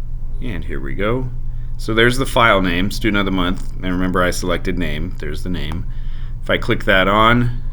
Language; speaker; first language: English; native; English